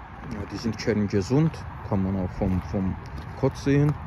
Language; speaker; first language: German; non-native, fluent; Azerbaijani